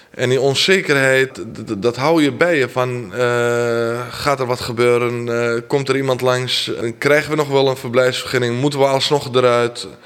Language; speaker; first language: Dutch; early bilingual, other home language; Armenian